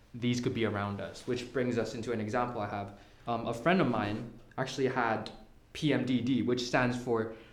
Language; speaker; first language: English; non-native, local second language; Cantonese